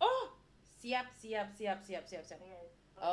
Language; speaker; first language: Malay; non-native, local second language; Javanese